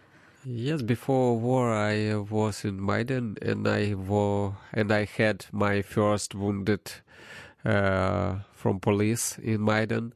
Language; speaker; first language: English; non-native, learner; Ukrainian